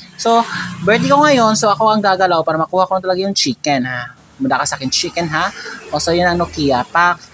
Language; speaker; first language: Filipino; non-native, local second language; Cebuano